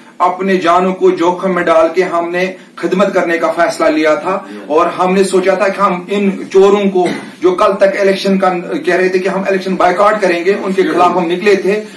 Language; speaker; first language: Hindi; non-native, local second language; Kashmiri